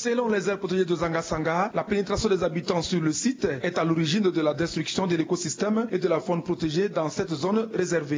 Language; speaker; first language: French; non-native, local second language; Sango